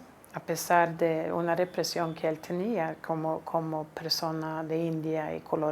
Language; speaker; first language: Spanish; non-native, fluent; Swedish